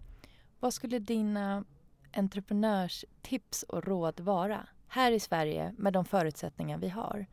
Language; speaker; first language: Swedish; non-native, fluent; Persian